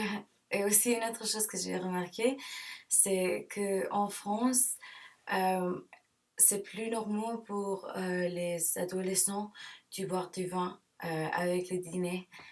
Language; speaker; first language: French; non-native, learner; English